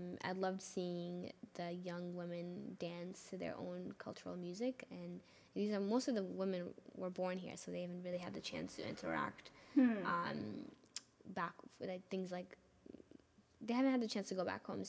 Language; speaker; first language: English; early bilingual, other home language; Amharic